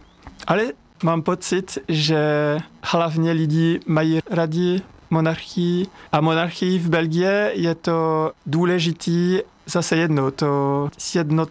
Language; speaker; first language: Czech; non-native, fluent; French